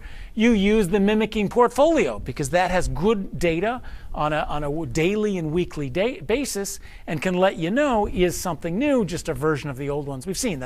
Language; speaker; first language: English; native; English